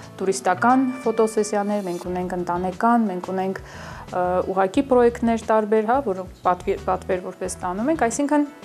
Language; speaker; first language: Armenian; early bilingual, heritage; Armenian